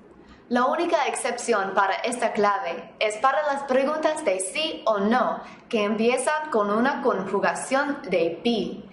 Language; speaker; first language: Spanish; non-native, fluent; English